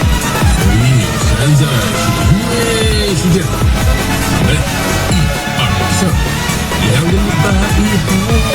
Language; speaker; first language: Chinese; non-native, learner; English